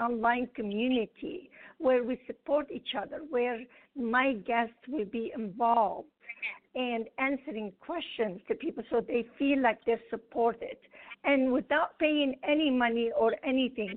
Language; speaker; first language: English; non-native, fluent; Arabic